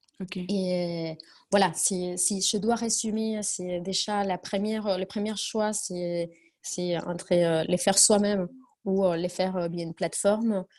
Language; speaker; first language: French; non-native, fluent; Spanish